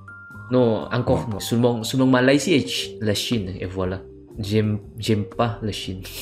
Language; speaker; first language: French; non-native, learner; Indonesian